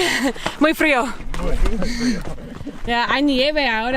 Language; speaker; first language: Spanish; non-native, learner; English